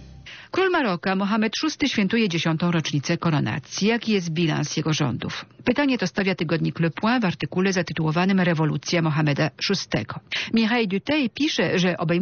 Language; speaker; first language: Polish; native; Polish